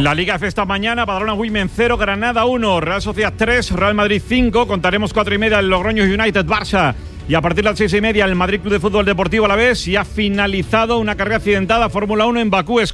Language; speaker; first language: Spanish; native; Spanish